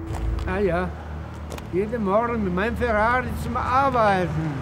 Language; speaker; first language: German; non-native, fluent; Italian